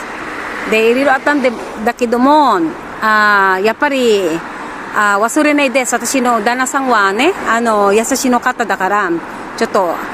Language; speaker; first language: Japanese; non-native, learner; Filipino